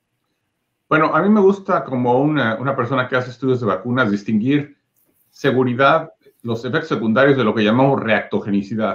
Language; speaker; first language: Spanish; native; Spanish